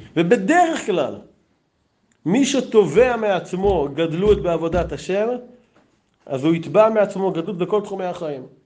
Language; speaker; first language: Hebrew; native; Hebrew